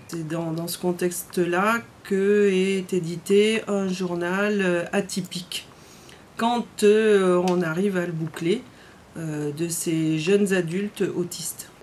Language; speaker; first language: French; native; French